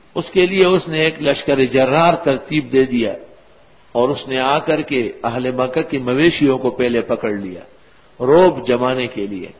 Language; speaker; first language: Urdu; non-native, local second language; Pashto